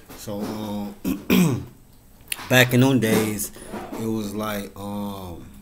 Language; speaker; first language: English; native; English